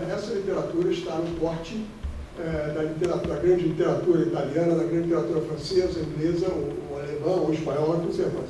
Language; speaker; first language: Portuguese; native; Portuguese